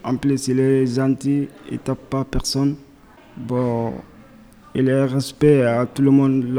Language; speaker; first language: French; non-native, learner; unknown